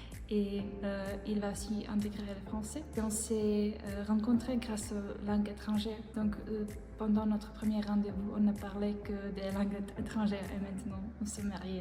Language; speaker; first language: French; non-native, fluent; Czech